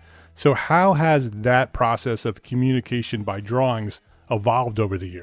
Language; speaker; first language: English; native; English